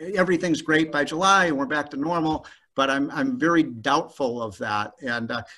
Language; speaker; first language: English; native; English